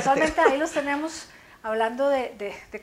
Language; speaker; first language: Spanish; native; Spanish